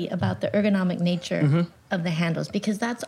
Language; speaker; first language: English; native; English